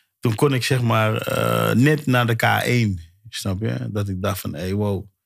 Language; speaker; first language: Dutch; early bilingual, other home language; Sranan Tongo